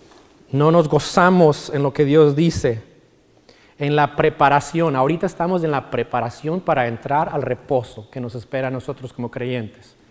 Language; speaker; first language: Spanish; native; Spanish